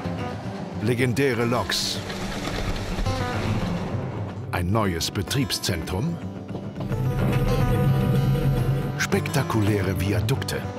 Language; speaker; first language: German; native; German